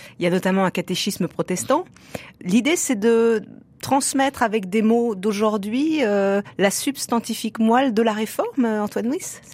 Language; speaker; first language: French; native; French